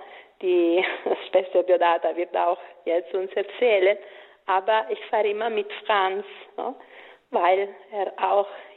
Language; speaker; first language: German; non-native, fluent; Italian